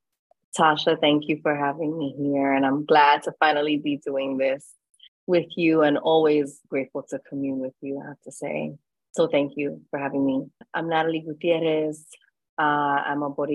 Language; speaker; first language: English; native; English